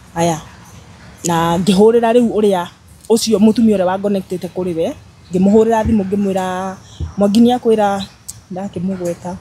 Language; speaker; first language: Kikuyu; native; Kikuyu